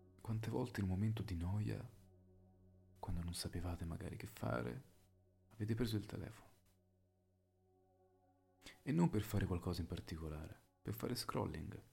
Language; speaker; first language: Italian; native; Italian